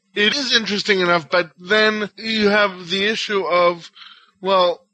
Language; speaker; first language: English; non-native, fluent; Hebrew